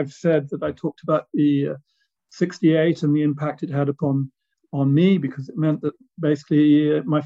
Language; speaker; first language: English; native; English